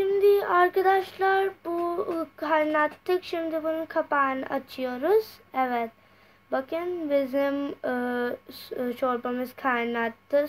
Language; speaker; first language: Turkish; non-native, fluent; Urdu